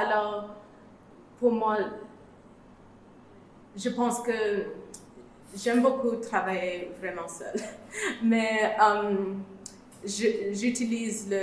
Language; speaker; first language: French; non-native, learner; English